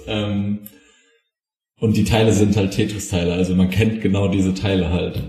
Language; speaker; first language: German; native; German